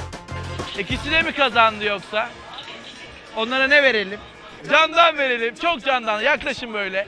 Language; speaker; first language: Turkish; native; Turkish